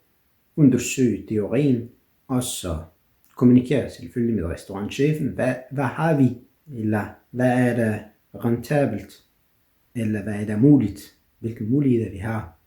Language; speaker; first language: Danish; non-native, fluent; French